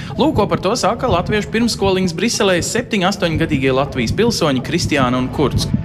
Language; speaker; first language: Latvian; native; Latvian